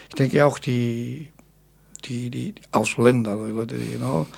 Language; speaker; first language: German; non-native, fluent; Spanish